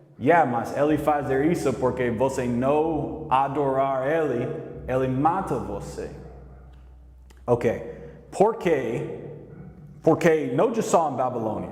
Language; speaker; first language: Portuguese; non-native, learner; English